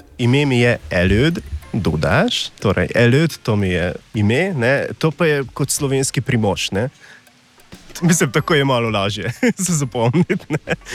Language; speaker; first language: Slovenian; non-native, fluent; Hungarian